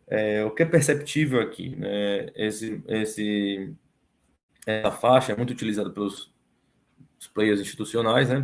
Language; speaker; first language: Portuguese; native; Portuguese